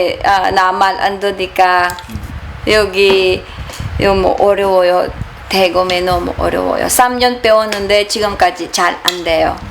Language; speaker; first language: Korean; non-native, learner; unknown